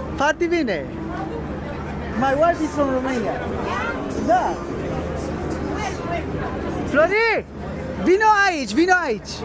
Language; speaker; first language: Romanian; non-native, learner; Bangla